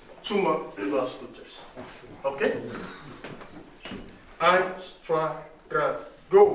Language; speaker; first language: German; non-native, fluent; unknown